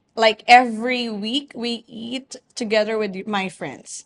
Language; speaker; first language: English; non-native, fluent; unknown